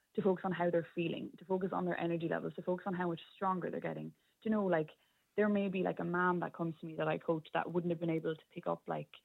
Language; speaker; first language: English; native; English